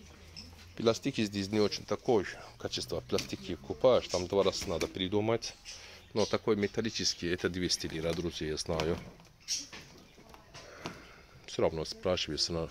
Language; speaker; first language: Russian; non-native, learner; Turkish